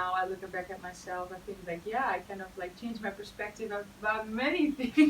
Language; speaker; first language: English; non-native, fluent; Dutch